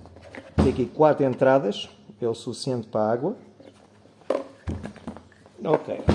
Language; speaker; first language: Portuguese; native; Portuguese